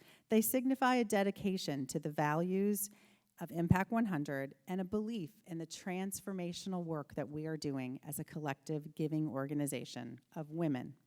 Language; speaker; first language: English; native; English